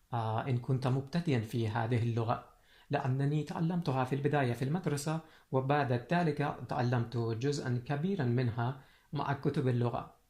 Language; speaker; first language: Arabic; non-native, fluent; Persian